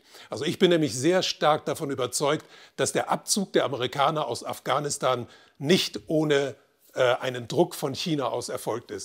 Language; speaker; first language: German; native; German